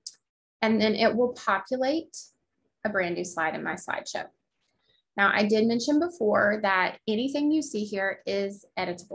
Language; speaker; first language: English; native; English